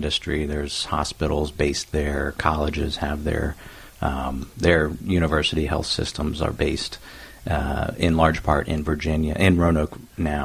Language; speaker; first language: English; native; English